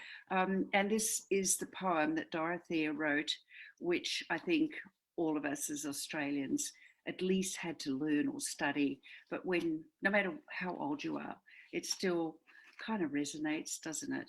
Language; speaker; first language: English; native; English